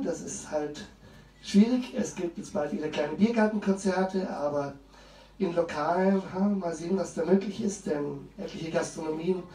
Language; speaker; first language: German; native; German